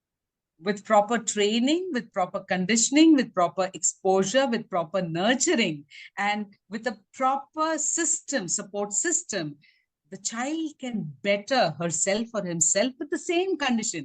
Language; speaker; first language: English; non-native, local second language; Tamil